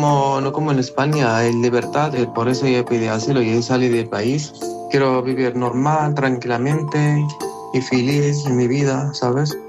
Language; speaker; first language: Spanish; non-native, learner; Arabic